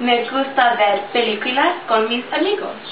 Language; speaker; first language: Spanish; non-native, learner; English